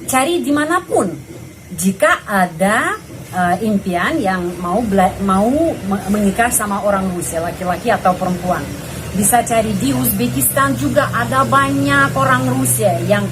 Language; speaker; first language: Indonesian; non-native, fluent; Russian